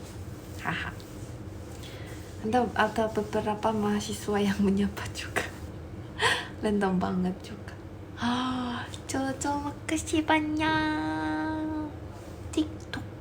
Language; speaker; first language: Indonesian; non-native, fluent; Korean